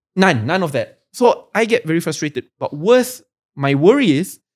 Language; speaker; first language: English; non-native, local second language; Malay